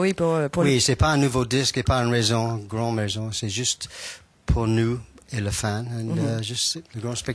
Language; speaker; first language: French; non-native, learner; English